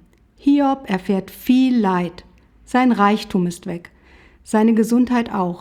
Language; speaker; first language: German; native; German